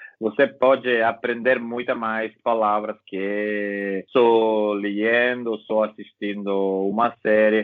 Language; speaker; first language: Portuguese; non-native, learner; Italian